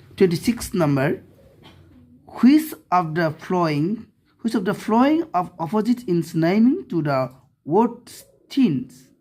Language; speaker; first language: English; non-native, local second language; Assamese